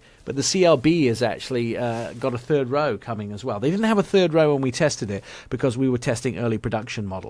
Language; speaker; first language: English; native; English